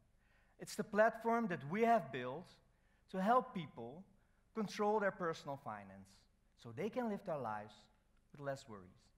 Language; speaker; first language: English; non-native, fluent; Dutch